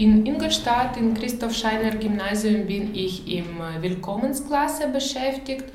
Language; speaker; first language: German; non-native, learner; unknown